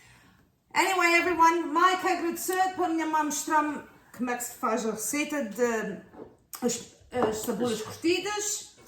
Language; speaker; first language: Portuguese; early bilingual, heritage; Portuguese